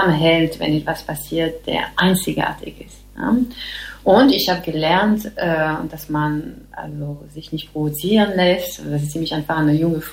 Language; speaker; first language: German; non-native, fluent; French